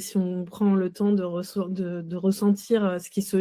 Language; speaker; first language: French; native; French